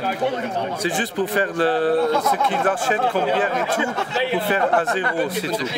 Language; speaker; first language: French; non-native, local second language; Luxembourgish